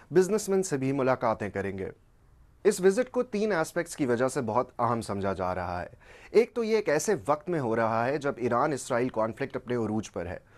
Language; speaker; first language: Urdu; native; Urdu